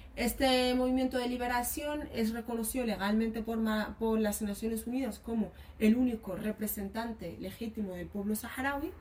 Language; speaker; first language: Spanish; early bilingual, other home language; Arabic